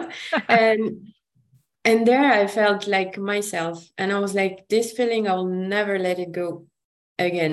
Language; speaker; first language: English; non-native, fluent; French